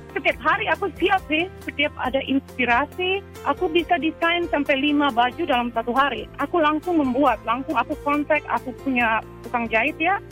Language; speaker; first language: Indonesian; native; Indonesian